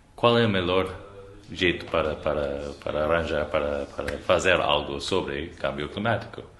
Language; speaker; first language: Portuguese; non-native, learner; English